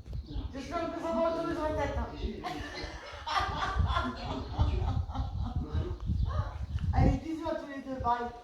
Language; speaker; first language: French; native; French